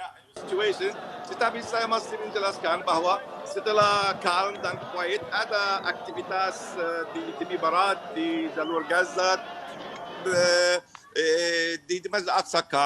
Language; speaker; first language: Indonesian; non-native, learner; Arabic